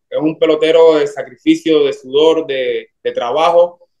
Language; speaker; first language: Spanish; native; Spanish